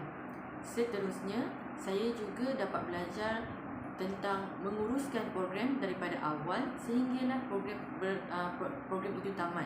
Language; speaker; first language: Malay; native; Malay